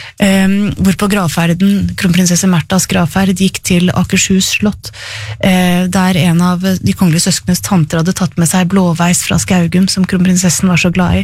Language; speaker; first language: Norwegian; native; Norwegian